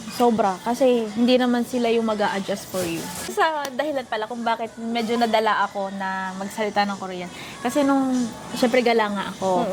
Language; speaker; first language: Filipino; native; Filipino